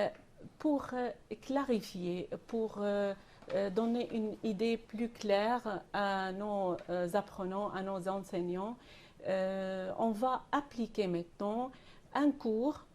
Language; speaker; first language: French; non-native, fluent; Arabic